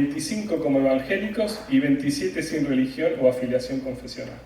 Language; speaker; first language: Spanish; native; Spanish